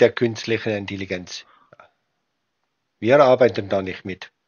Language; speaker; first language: German; native; German